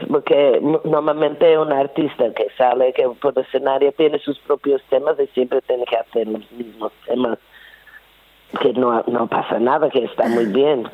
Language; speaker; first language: Spanish; non-native, fluent; English